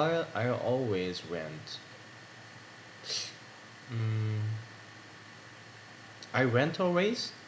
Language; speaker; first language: English; non-native, learner; Korean